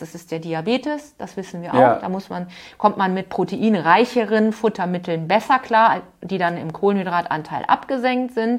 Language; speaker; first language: German; native; German